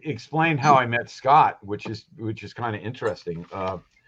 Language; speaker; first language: English; native; English